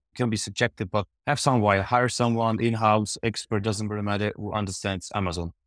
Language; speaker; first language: English; non-native, fluent; Czech